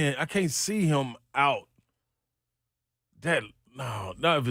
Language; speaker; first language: English; native; English